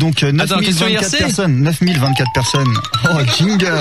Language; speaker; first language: French; native; French